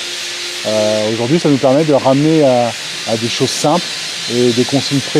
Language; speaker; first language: French; native; French